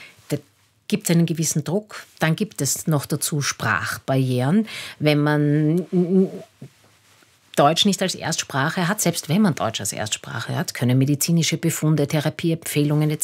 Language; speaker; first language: German; native; German